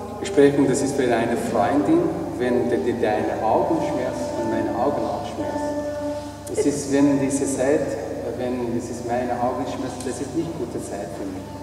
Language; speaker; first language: German; non-native, learner; Persian